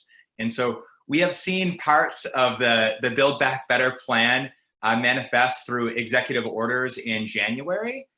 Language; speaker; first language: English; native; English